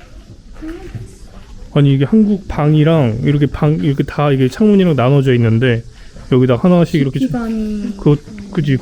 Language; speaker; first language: Korean; native; Korean